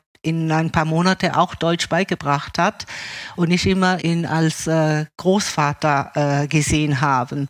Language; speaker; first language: German; early bilingual, other home language; Italian